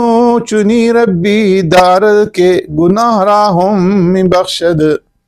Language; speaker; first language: Persian; non-native, fluent; Urdu